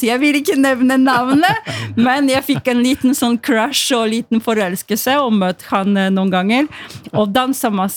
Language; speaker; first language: Norwegian; non-native, fluent; Polish